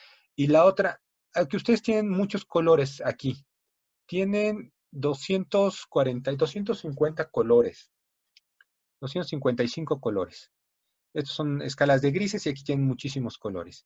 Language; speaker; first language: Spanish; native; Spanish